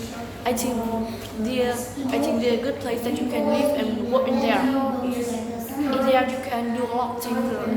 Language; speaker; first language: English; non-native, learner; Vietnamese